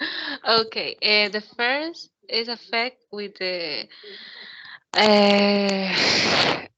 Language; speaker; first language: English; non-native, learner; Spanish